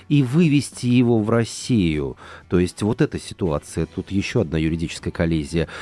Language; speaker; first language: Russian; native; Russian